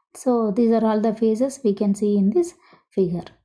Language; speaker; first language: English; non-native, local second language; Telugu